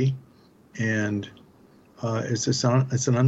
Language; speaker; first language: English; native; English